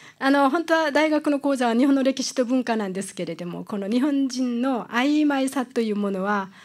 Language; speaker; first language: Japanese; non-native, fluent; Korean